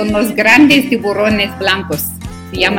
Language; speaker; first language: Spanish; non-native, learner; Afrikaans